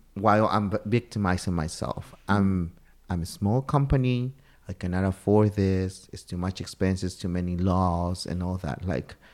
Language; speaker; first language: English; non-native, fluent; Spanish